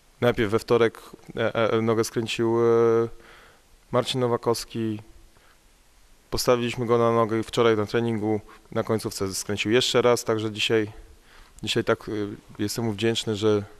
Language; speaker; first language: Polish; native; Polish